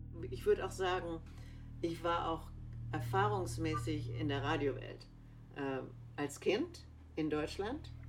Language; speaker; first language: German; native; German